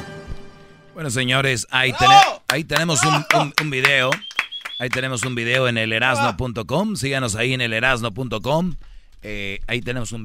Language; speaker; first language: Spanish; native; Spanish